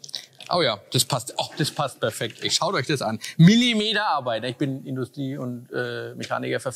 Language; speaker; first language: German; native; German